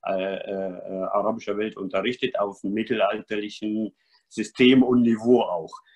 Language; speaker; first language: German; non-native, fluent; Arabic